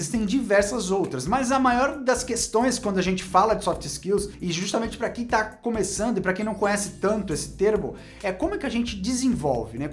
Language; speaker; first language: Portuguese; native; Portuguese